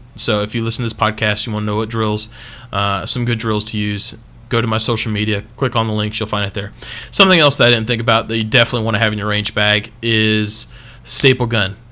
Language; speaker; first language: English; native; English